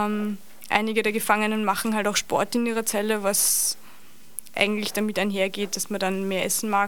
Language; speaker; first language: German; native; German